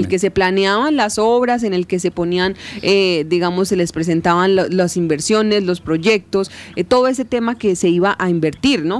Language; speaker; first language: Spanish; native; Spanish